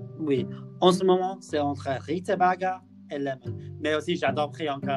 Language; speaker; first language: French; non-native, learner; English